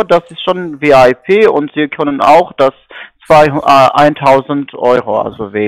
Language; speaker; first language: German; non-native, learner; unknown